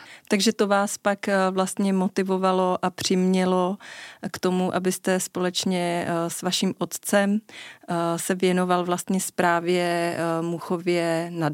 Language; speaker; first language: Czech; native; Czech